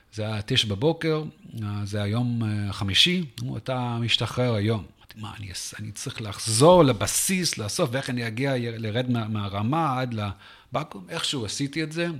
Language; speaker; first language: Hebrew; non-native, fluent; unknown